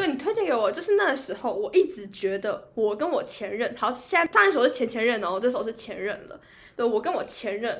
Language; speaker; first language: Chinese; native; Chinese